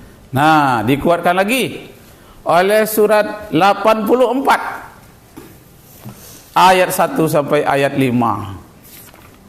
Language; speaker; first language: Indonesian; native; Indonesian